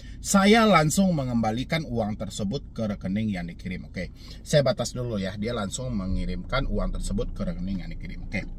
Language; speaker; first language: Indonesian; non-native, local second language; Minangkabau